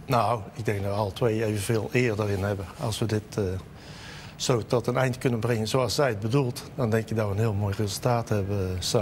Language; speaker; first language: Dutch; native; Dutch